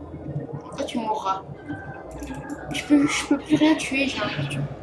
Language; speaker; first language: French; native; French